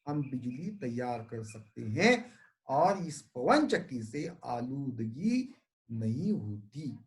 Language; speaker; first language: Hindi; non-native, local second language; Marathi